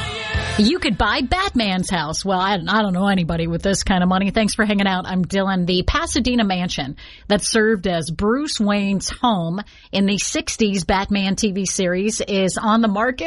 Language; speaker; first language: English; native; English